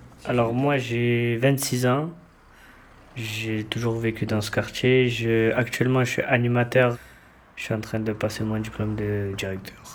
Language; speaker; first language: French; native; French